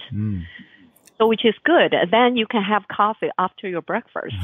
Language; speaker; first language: English; non-native, fluent; Chinese